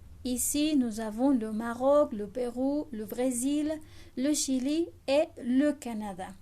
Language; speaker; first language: French; non-native, fluent; Spanish